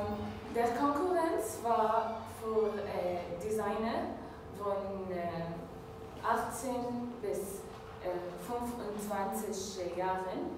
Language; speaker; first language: German; non-native, learner; Arabic